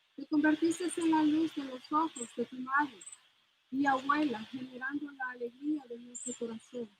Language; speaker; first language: Spanish; non-native, fluent; English